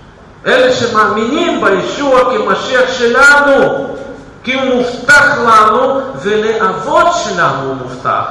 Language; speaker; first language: Hebrew; non-native, fluent; Russian